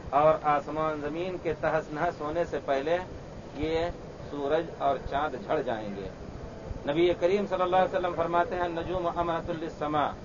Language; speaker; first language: Urdu; native; Urdu